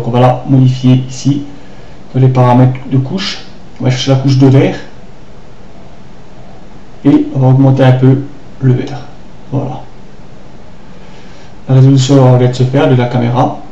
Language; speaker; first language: French; native; French